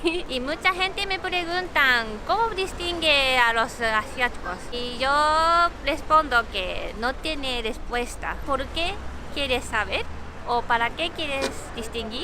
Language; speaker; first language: Spanish; non-native, fluent; Japanese